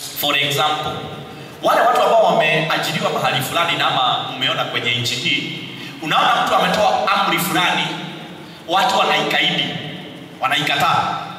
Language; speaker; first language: Swahili; non-native, local second language; Kikuyu